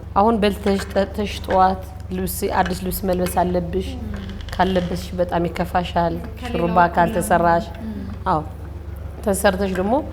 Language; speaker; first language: Amharic; non-native, local second language; Tigrinya